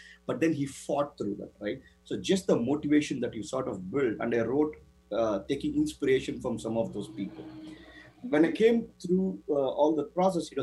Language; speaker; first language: English; non-native, local second language; Tamil